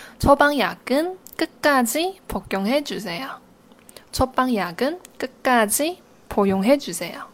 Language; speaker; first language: Korean; non-native, fluent; Chinese